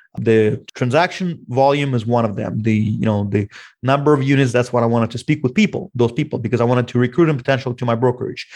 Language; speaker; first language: English; non-native, fluent; Russian